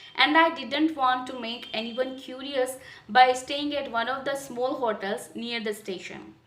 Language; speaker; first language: English; non-native, local second language; Hindi